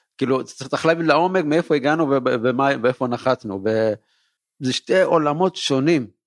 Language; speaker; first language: Hebrew; early bilingual, other home language; Amharic